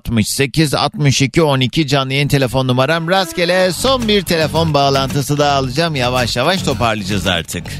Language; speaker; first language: Turkish; native; Turkish